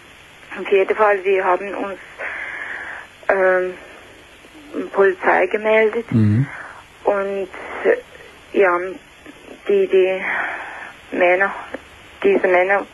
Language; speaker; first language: German; non-native, learner; Russian